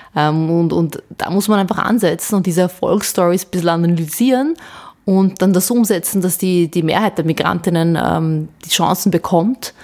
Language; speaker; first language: German; early bilingual, other home language; Bosnian